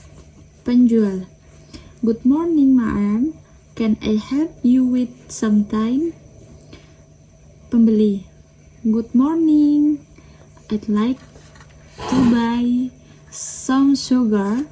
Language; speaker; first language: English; non-native, learner; Indonesian